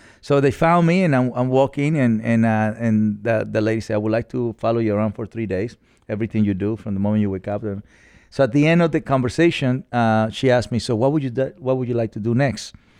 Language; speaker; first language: English; non-native, fluent; Spanish